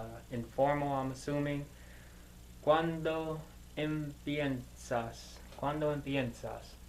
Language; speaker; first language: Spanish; non-native, learner; English